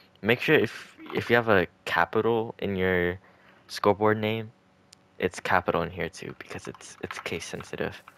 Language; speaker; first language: English; native; English